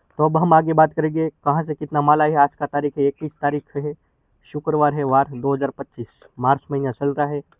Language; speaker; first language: Hindi; non-native, local second language; Gujarati